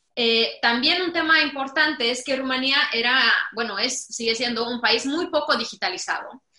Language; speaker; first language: Spanish; non-native, fluent; Romanian